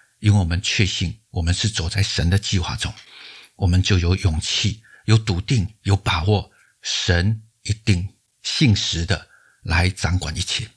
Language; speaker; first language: Chinese; native; Chinese